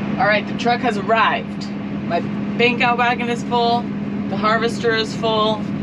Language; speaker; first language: English; native; English